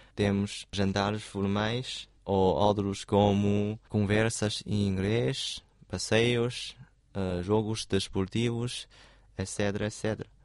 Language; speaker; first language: Portuguese; non-native, fluent; Chinese